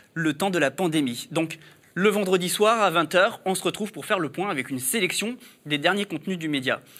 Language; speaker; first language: French; native; French